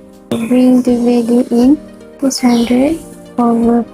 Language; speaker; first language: English; non-native, local second language; Malay